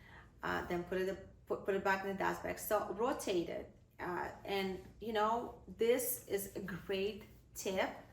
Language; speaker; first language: English; non-native, fluent; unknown